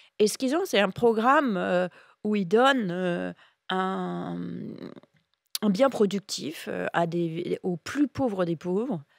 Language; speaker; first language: French; native; French